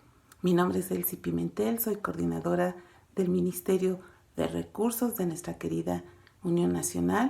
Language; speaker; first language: Spanish; native; Spanish